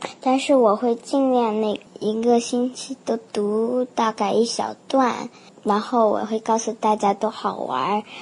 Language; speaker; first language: Chinese; early bilingual, heritage; Chinese